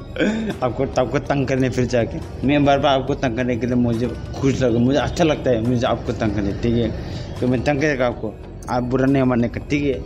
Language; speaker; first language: Hindi; non-native, local second language; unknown